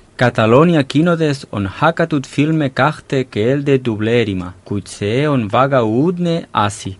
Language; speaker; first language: Estonian; non-native, fluent; Catalan